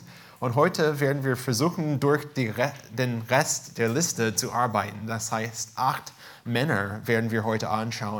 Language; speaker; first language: German; non-native, fluent; English